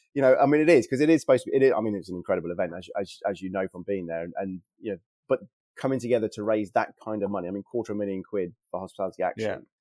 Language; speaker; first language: English; native; English